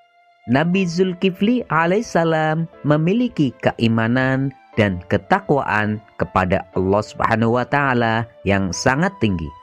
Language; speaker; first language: Indonesian; native; Indonesian